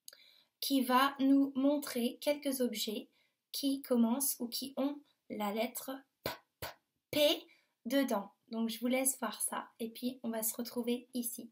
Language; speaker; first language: French; native; French